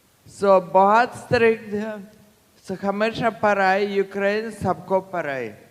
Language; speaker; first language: Hindi; non-native, learner; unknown